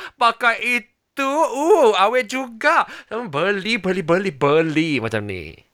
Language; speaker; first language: Malay; non-native, local second language; Min Nan Chinese